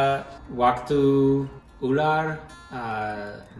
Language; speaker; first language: Indonesian; non-native, learner; English